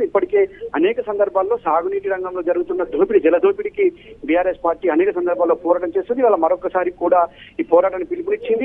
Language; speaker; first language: Telugu; native; Telugu